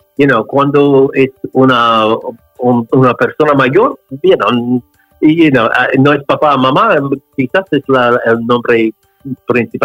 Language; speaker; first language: Spanish; non-native, learner; English